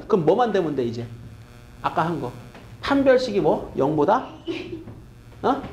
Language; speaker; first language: Korean; native; Korean